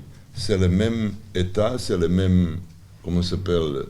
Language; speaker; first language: French; non-native, learner; Serbian